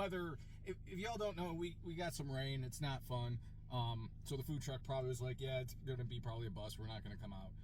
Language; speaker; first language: English; native; English